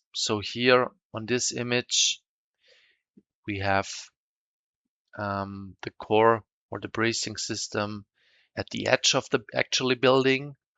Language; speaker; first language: English; non-native, fluent; German